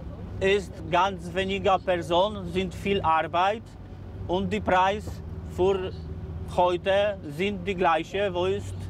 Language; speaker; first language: German; non-native, learner; Polish